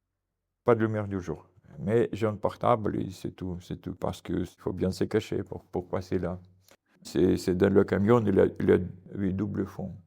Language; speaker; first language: French; non-native, fluent; Russian